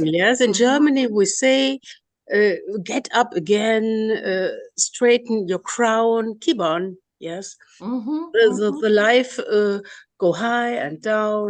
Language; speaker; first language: English; non-native, learner; German